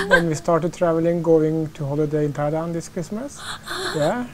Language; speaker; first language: English; non-native, fluent; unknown